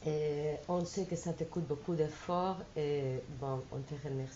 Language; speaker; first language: French; non-native, fluent; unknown